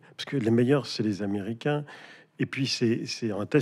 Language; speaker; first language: French; native; French